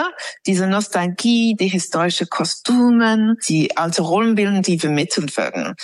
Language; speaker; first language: German; non-native, fluent; English